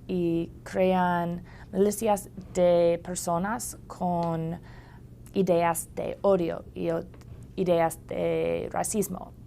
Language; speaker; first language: Spanish; non-native, learner; English